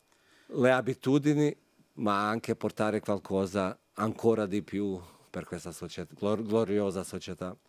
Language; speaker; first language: Italian; non-native, fluent; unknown